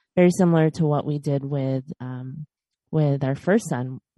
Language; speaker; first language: English; early bilingual, other home language; Filipino